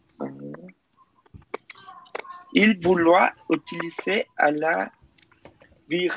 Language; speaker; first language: French; non-native, learner; Spanish